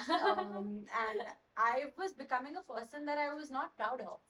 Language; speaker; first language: English; non-native, local second language; Hindi